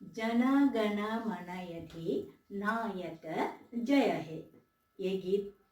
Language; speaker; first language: Hindi; non-native, local second language; Assamese